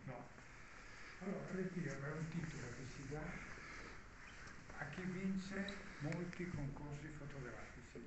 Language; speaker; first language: Italian; native; Italian